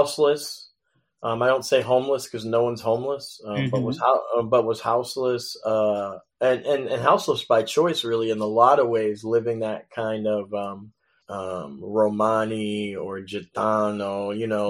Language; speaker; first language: English; native; English